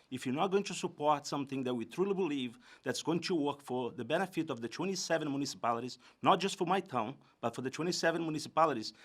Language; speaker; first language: English; non-native, fluent; Portuguese